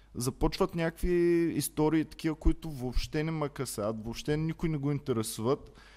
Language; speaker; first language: Bulgarian; native; Bulgarian